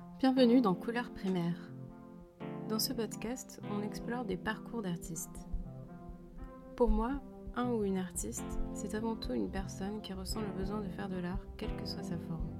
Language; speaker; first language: French; native; French